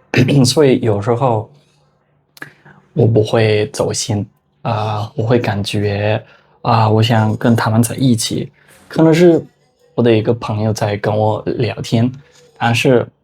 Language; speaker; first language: Chinese; non-native, fluent; Spanish